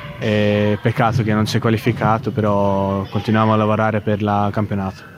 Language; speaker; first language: Italian; non-native, fluent; Estonian